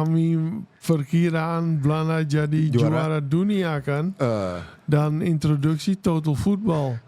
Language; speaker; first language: Indonesian; non-native, fluent; Dutch